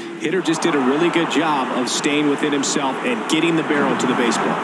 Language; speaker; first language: English; native; English